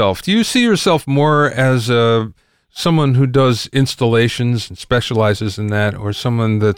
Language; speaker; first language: English; native; English